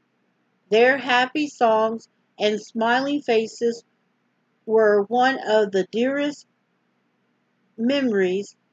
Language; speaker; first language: English; native; English